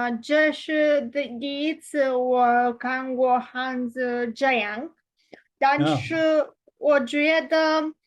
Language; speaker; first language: Chinese; non-native, learner; Romanian